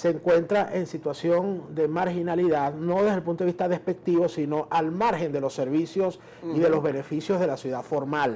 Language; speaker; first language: Spanish; native; Spanish